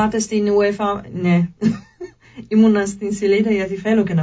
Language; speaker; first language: Greek; non-native, learner; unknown